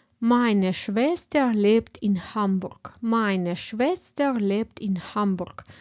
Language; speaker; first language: German; non-native, fluent; Ukrainian